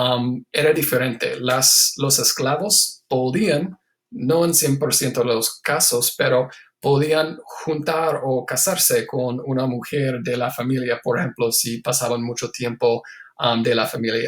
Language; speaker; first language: Spanish; non-native, fluent; English